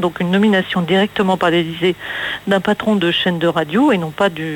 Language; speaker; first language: French; native; French